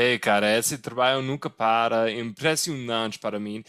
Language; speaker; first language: Portuguese; non-native, fluent; English